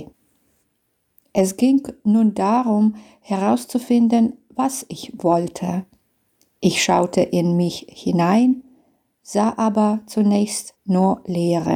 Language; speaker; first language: German; non-native, fluent; Belarusian